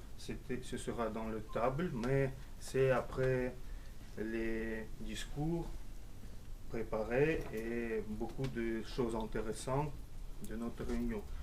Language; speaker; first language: French; non-native, fluent; Russian